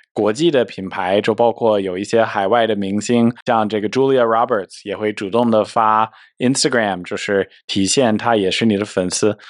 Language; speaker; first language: Chinese; non-native, fluent; English